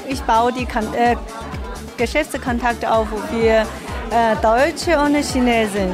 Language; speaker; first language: German; non-native, fluent; Chinese